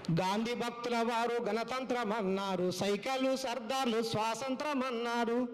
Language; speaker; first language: Telugu; native; Telugu